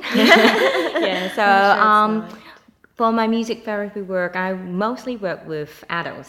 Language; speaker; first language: English; non-native, local second language; Cantonese